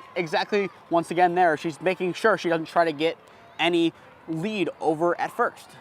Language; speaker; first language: English; native; English